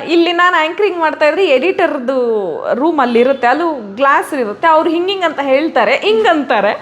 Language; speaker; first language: Kannada; native; Kannada